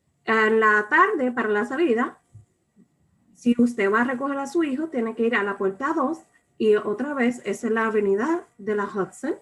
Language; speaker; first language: Spanish; early bilingual, other home language; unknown